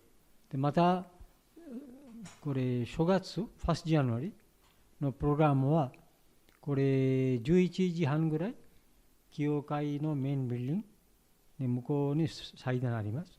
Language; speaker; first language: Japanese; non-native, learner; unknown